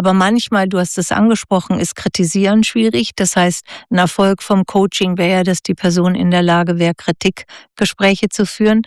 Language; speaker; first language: German; native; German